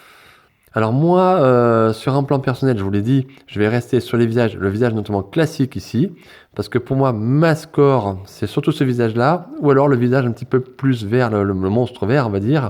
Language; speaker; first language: French; native; French